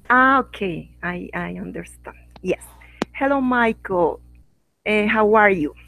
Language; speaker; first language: English; non-native, learner; Spanish